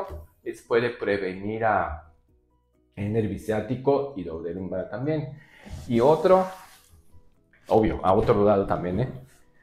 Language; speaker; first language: Spanish; non-native, learner; Japanese